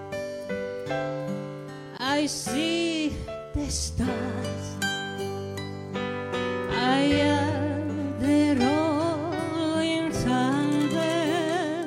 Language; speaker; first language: English; non-native, learner; Italian